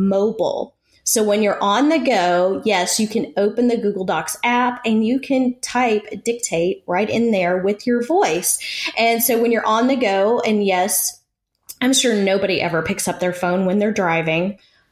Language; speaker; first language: English; native; English